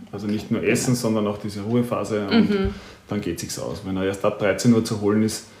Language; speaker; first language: German; native; German